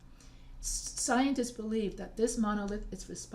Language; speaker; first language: English; native; English